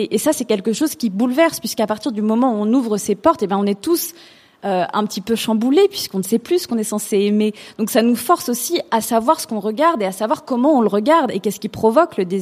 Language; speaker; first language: French; native; French